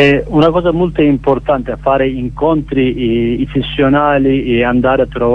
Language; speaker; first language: Italian; non-native, learner; Kurdish